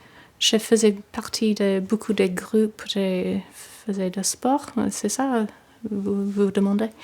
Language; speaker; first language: French; non-native, fluent; English